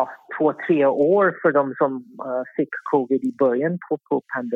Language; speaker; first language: Swedish; non-native, fluent; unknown